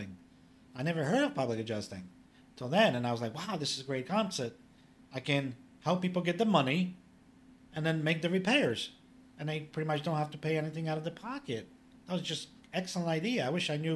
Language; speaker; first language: English; non-native, fluent; Polish